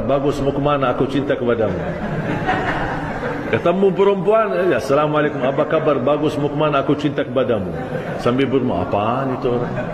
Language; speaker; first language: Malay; non-native, fluent; Arabic